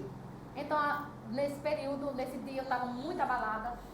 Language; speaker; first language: Portuguese; native; Portuguese